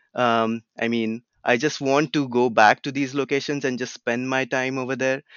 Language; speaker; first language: English; non-native, local second language; Marathi